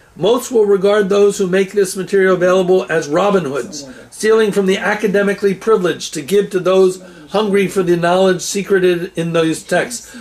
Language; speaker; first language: English; native; English